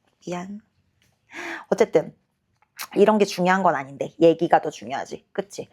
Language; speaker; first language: Korean; native; Korean